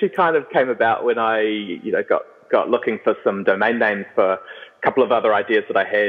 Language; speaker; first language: English; native; English